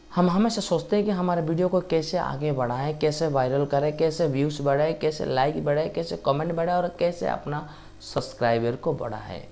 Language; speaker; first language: Hindi; non-native, local second language; Odia